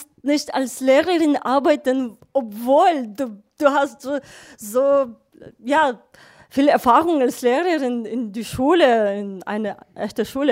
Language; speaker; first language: German; non-native, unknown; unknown